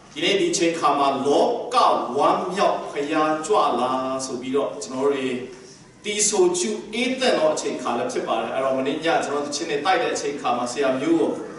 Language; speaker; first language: Burmese; non-native, local second language; Kachin